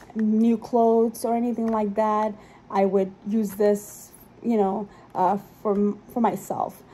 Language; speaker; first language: English; non-native, local second language; Urdu